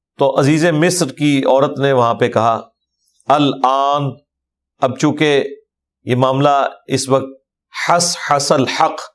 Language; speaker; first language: Urdu; non-native, local second language; Punjabi